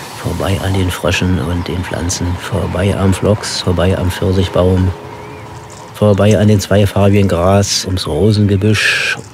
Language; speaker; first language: German; native; German